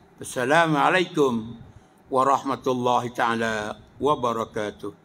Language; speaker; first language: Malay; native; Malay